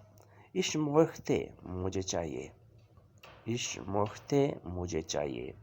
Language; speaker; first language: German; non-native, fluent; Urdu